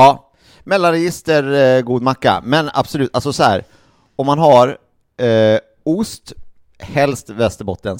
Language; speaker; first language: Swedish; native; Swedish